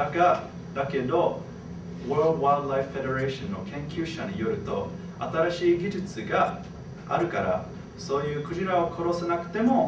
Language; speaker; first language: Japanese; non-native, fluent; English